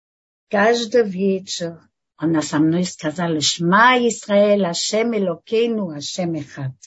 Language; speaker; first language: Russian; non-native, fluent; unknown